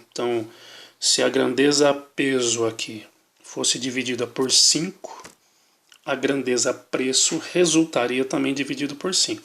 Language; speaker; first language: Portuguese; native; Portuguese